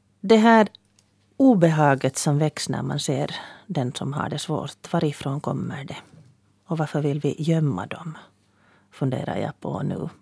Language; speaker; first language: Swedish; native; Swedish